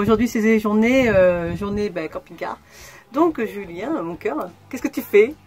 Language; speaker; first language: French; native; French